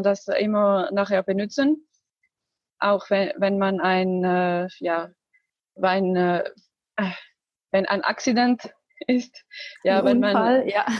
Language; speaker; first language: German; non-native, learner; Arabic